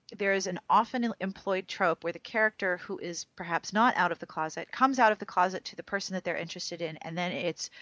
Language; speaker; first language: English; native; English